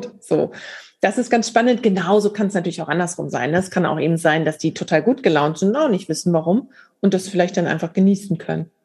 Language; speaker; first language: German; native; German